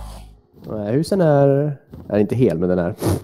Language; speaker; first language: Swedish; native; Swedish